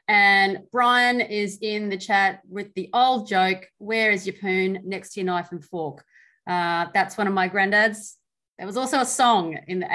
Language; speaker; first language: English; native; English